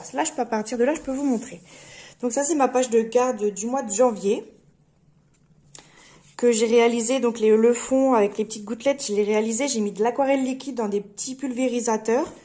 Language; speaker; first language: French; native; French